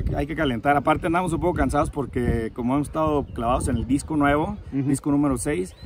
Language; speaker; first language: Spanish; native; Spanish